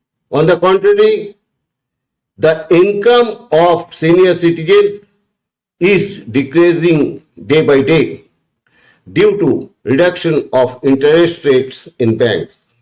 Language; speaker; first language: English; non-native, local second language; Bangla